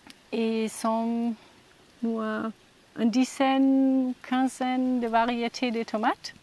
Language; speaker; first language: French; non-native, learner; German